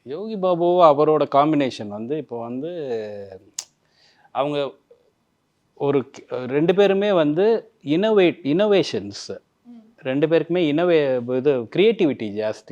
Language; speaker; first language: Tamil; native; Tamil